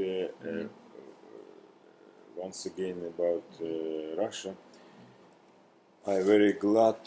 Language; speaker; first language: English; non-native, learner; Russian